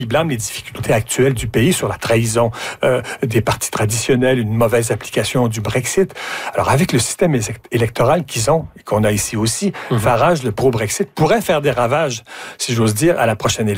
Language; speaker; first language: French; native; French